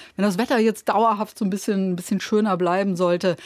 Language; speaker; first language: German; native; German